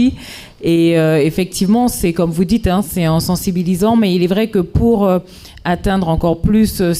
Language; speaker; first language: French; native; French